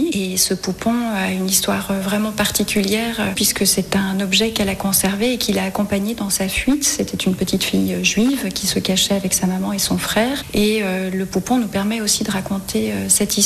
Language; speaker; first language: French; native; French